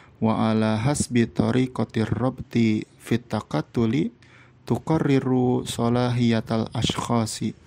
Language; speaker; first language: Arabic; non-native, fluent; Indonesian